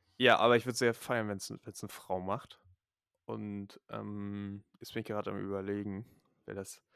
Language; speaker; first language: German; native; German